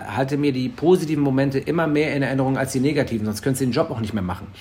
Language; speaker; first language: German; native; German